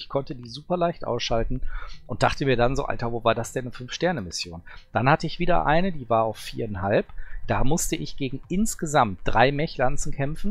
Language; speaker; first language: German; native; German